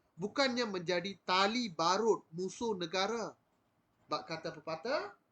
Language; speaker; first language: Malay; non-native, local second language; Tamil